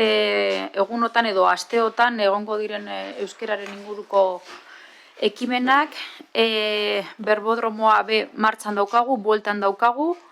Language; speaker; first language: Basque; native; Basque